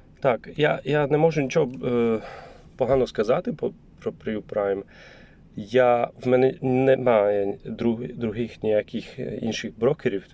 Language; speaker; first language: Ukrainian; non-native, learner; Polish